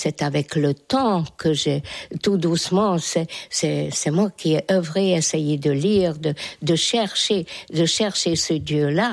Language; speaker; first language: French; non-native, fluent; Hungarian